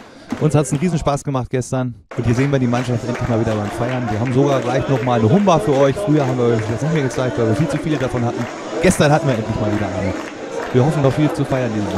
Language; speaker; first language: German; native; German